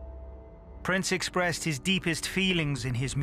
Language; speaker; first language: English; native; English